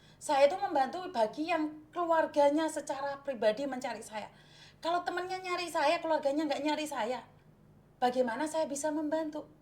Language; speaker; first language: Indonesian; non-native, local second language; Javanese